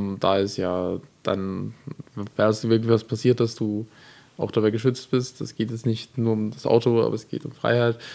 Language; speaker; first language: German; native; German